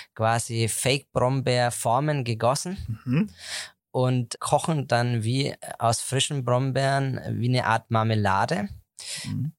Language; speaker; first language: German; native; German